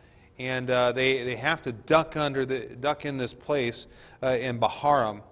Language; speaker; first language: English; native; English